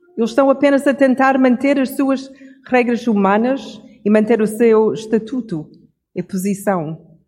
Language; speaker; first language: Portuguese; non-native, fluent; English